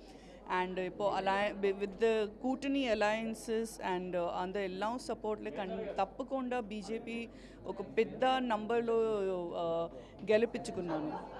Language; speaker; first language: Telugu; non-native, learner; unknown